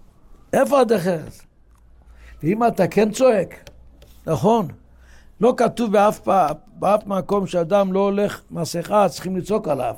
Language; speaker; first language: Hebrew; non-native, local second language; Yiddish